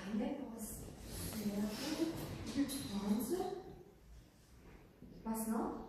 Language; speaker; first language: German; non-native, fluent; Croatian